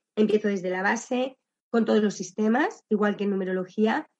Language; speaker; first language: Spanish; native; Spanish